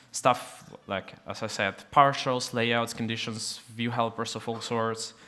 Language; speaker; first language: English; non-native, fluent; Russian